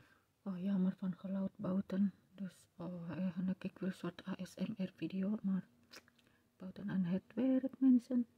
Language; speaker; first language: Dutch; non-native, learner; Indonesian